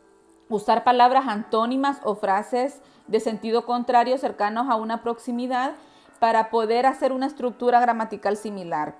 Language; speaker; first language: Spanish; native; Spanish